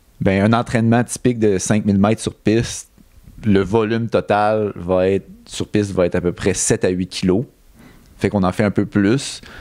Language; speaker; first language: French; native; French